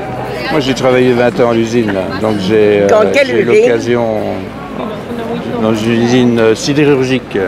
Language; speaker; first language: French; native; French